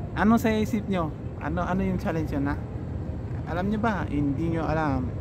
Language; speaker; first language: Filipino; non-native, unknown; Persian